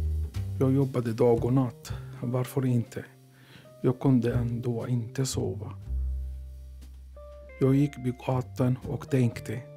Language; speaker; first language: Swedish; non-native, learner; Arabic